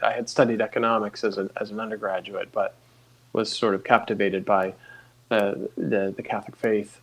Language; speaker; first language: English; native; English